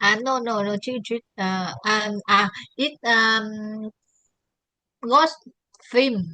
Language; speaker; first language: English; non-native, learner; Vietnamese